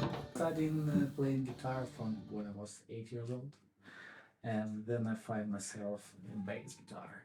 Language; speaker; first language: English; non-native, fluent; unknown